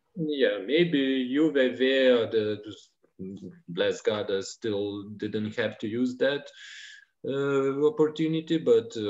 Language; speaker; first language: English; non-native, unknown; Lithuanian